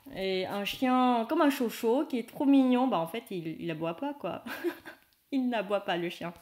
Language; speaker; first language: French; non-native, fluent; Vietnamese